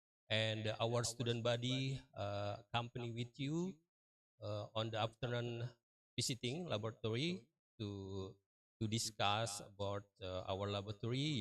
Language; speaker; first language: English; non-native, learner; Indonesian